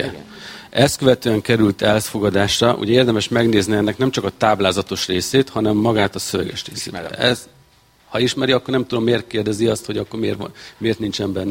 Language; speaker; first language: Hungarian; native; Hungarian